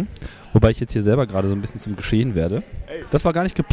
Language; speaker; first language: German; native; German